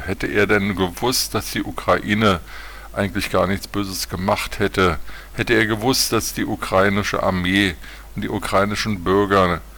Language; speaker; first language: German; native; German